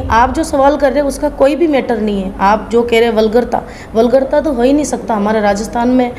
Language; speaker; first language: Hindi; native; Hindi